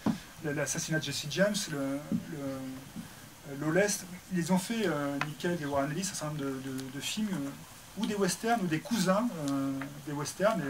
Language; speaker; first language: French; native; French